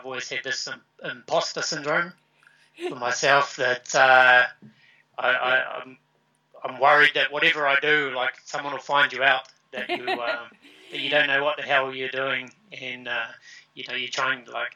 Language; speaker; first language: English; native; English